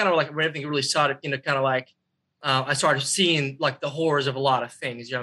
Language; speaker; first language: English; non-native, fluent; Arabic